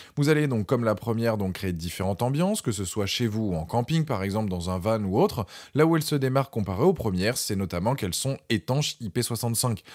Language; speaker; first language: French; native; French